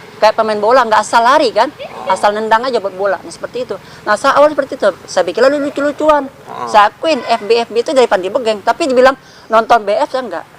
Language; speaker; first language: Indonesian; non-native, local second language; Minangkabau